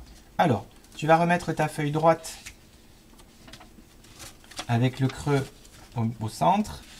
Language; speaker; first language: French; native; French